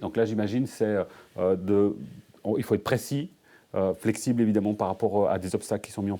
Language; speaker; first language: French; native; French